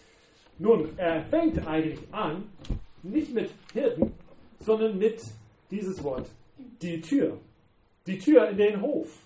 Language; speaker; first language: German; non-native, fluent; English